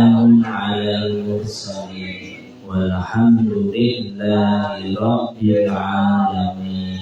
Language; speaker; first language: Arabic; non-native, fluent; Indonesian